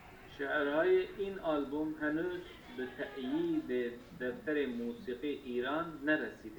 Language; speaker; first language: Persian; non-native, learner; Turkish